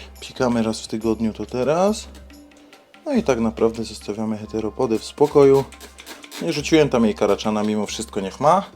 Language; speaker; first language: Polish; native; Polish